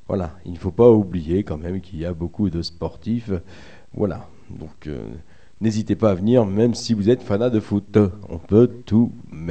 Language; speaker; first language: French; native; French